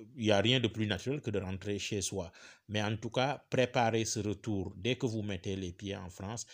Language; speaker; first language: French; non-native, local second language; Wolof